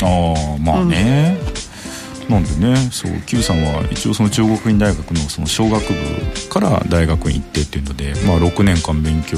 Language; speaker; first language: Japanese; native; Japanese